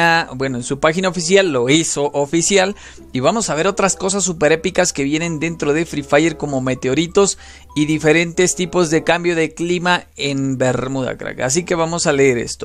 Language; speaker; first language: Spanish; native; Spanish